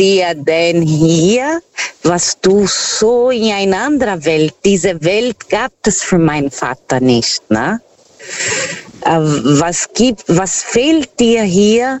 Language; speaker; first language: German; non-native, fluent; Portuguese